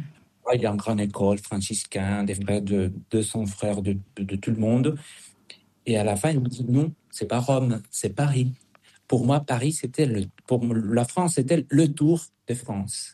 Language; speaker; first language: French; non-native, fluent; Spanish